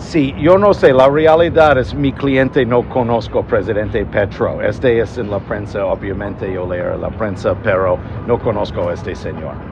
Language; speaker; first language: Spanish; non-native, learner; English